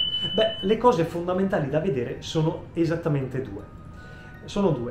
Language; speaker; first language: Italian; native; Italian